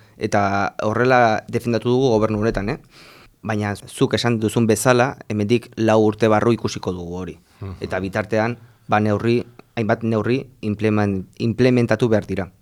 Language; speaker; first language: Basque; non-native, local second language; Spanish